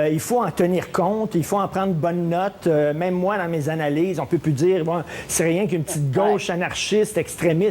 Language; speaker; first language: French; native; French